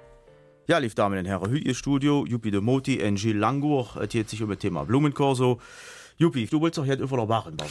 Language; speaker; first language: German; native; German